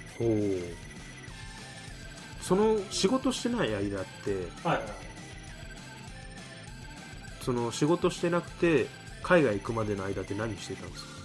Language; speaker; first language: Japanese; native; Japanese